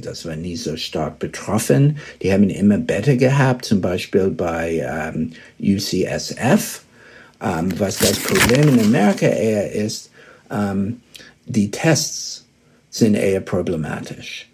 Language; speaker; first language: German; early bilingual, heritage; German